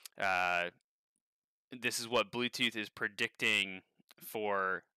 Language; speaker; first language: English; native; English